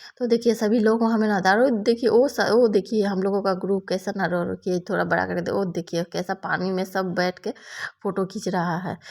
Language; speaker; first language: Hindi; non-native, local second language; Bangla